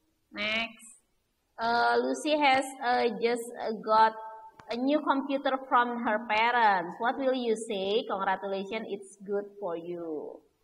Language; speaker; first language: English; non-native, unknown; Indonesian